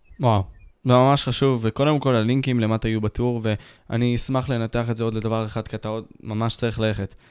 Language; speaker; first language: Hebrew; native; Hebrew